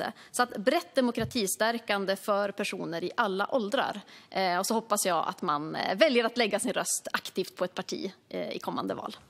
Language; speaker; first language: Swedish; native; Swedish